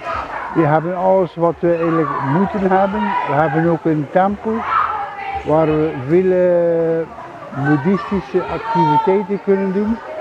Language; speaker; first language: Dutch; non-native, fluent; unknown